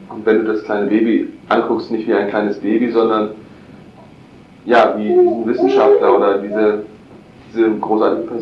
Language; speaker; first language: German; native; German